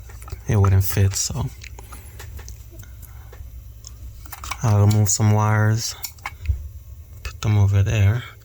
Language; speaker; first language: English; native; English